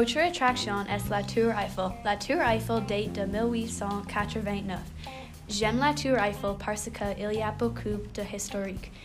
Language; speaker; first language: French; non-native, learner; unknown